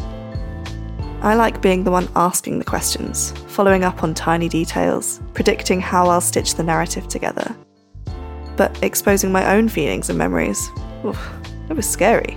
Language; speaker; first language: English; native; English